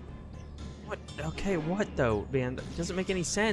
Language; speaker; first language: English; native; English